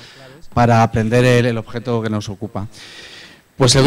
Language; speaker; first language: Spanish; native; Spanish